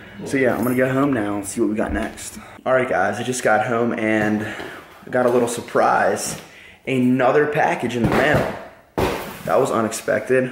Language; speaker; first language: English; early bilingual, other home language; Russian